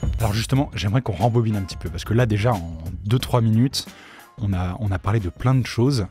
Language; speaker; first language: French; native; French